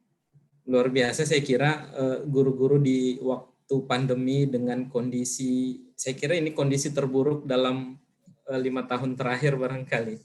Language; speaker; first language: Indonesian; native; Indonesian